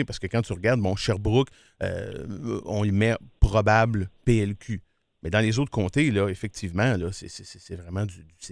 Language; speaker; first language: French; native; French